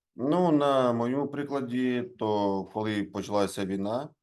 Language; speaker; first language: Ukrainian; non-native, local second language; Russian